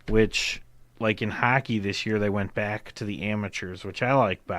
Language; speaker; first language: English; native; English